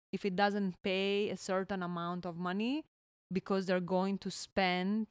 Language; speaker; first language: English; non-native, fluent; Italian